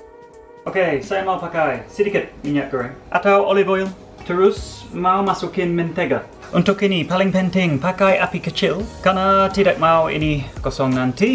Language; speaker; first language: Indonesian; non-native, fluent; English